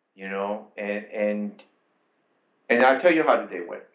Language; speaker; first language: English; non-native, fluent; Spanish